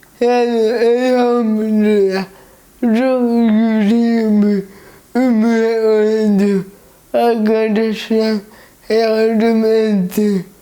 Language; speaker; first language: Turkish; early bilingual, heritage; Turkish